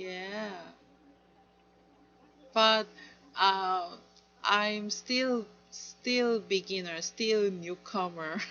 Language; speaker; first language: English; non-native, learner; Korean